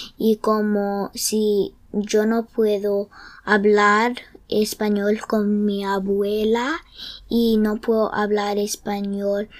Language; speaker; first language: Spanish; early bilingual, heritage; English